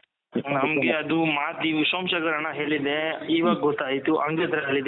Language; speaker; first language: Kannada; non-native, fluent; Hindi